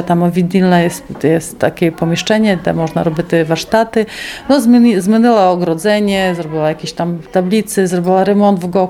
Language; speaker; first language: Polish; non-native, local second language; Ukrainian